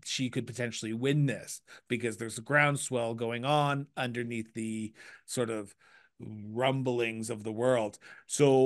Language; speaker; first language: English; native; English